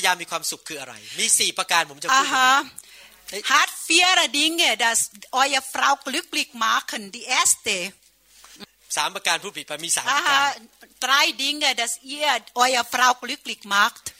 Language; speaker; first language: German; non-native, learner; Thai